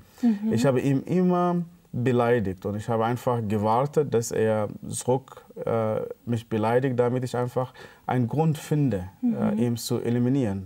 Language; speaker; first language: German; non-native, fluent; Arabic